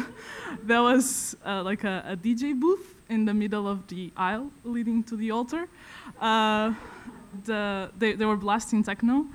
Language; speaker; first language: English; non-native, fluent; Portuguese